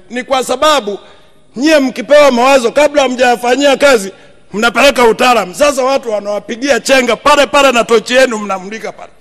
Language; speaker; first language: Swahili; non-native, local second language; Sukuma